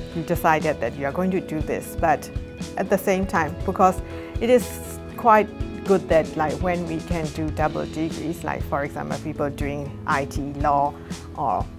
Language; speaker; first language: English; non-native, fluent; Burmese